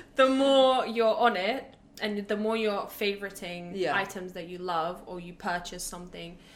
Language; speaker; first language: English; non-native, fluent; Latvian